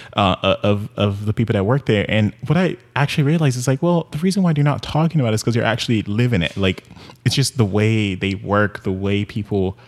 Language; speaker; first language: English; non-native, local second language; Yoruba